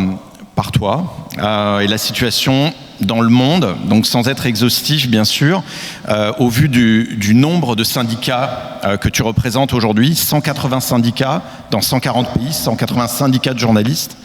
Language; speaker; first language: French; native; French